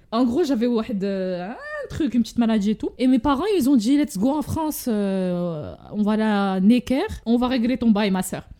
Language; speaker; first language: French; non-native, local second language; Arabic